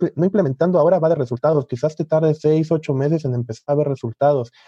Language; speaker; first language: Spanish; native; Spanish